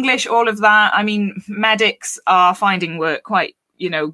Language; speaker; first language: English; native; English